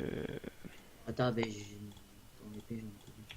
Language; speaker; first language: French; native; French